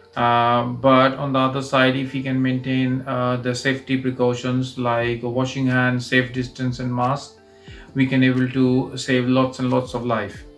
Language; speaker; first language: English; non-native, local second language; Bangla